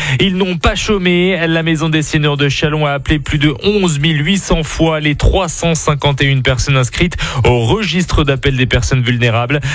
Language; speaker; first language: French; native; French